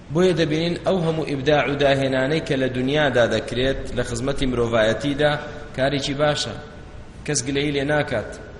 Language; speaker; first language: Central Kurdish; non-native, local second language; Kurdish